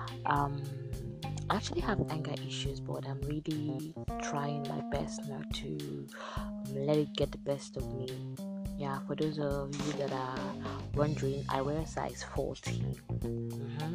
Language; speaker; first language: English; non-native, local second language; Igbo